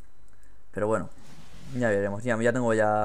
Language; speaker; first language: Spanish; native; Spanish